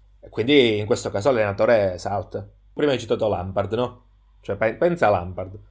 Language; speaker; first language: Italian; native; Italian